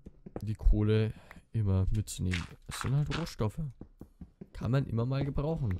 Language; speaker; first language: German; native; German